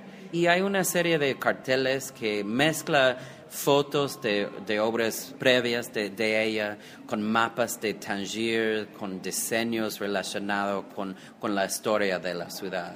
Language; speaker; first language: Spanish; non-native, fluent; English